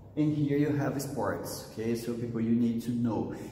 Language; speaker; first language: English; non-native, fluent; Portuguese